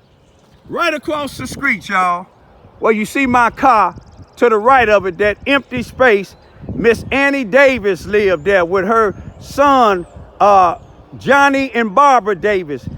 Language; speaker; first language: English; native; English